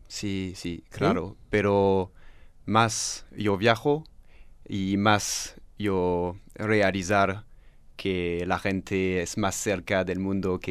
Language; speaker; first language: Spanish; non-native, learner; French